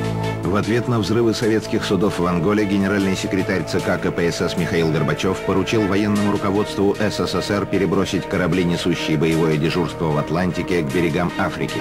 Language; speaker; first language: Russian; native; Russian